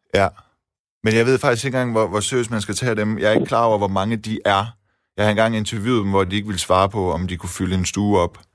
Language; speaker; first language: Danish; early bilingual, other home language; Persian